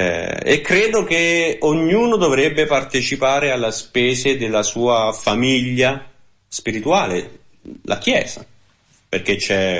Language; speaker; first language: Italian; native; Italian